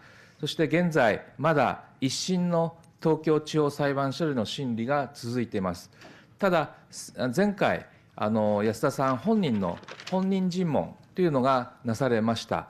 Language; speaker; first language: Japanese; native; Japanese